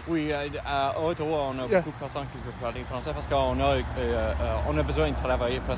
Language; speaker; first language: French; non-native, local second language; English